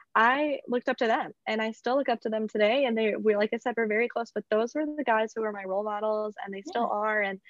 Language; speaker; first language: English; native; English